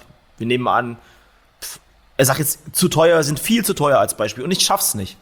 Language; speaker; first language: German; native; German